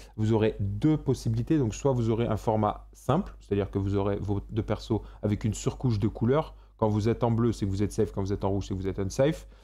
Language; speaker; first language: French; native; French